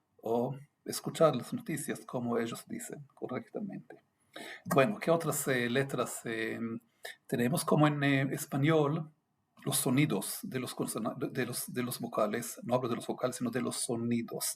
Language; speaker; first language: Spanish; non-native, fluent; Hebrew